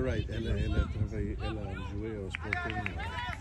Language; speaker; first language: French; non-native, fluent; English